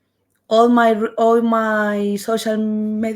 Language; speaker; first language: English; non-native, learner; Spanish